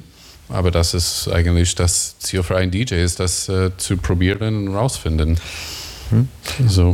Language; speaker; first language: German; non-native, learner; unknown